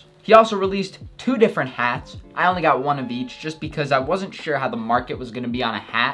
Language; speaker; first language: English; native; English